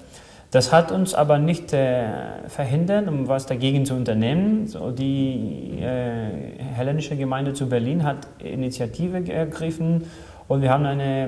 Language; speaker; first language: German; non-native, fluent; Greek